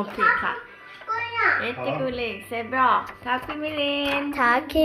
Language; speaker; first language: Swedish; non-native, fluent; Thai